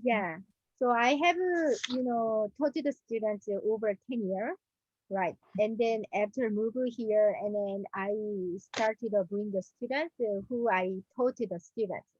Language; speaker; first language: English; non-native, learner; Korean